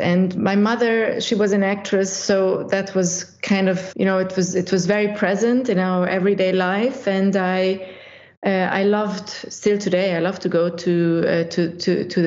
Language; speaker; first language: English; non-native, fluent; German